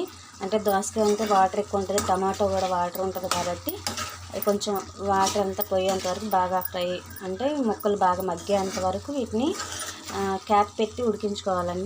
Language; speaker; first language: Telugu; native; Telugu